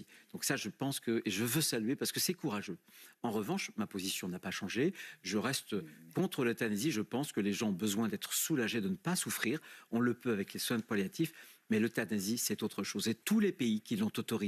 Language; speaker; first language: French; native; French